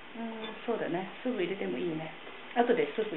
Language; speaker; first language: Japanese; non-native, fluent; Chinese